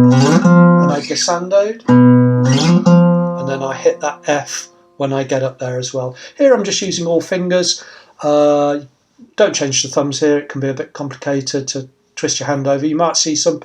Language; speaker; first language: English; native; English